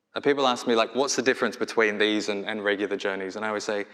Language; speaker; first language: English; native; English